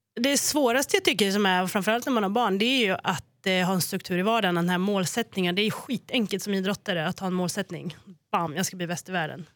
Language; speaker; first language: Swedish; native; Swedish